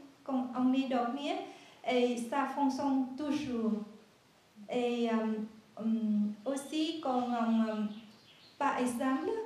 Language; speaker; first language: French; non-native, learner; Vietnamese